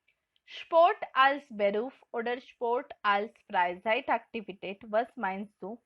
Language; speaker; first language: German; non-native, fluent; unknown